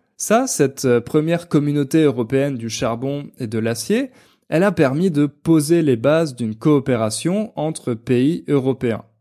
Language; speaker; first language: French; native; French